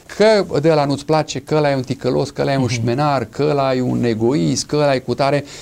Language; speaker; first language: Romanian; non-native, fluent; English